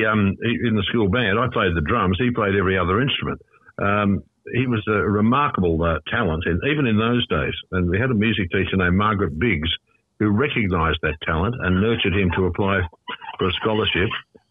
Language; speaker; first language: English; native; English